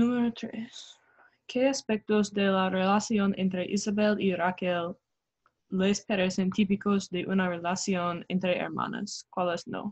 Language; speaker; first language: Spanish; non-native, learner; English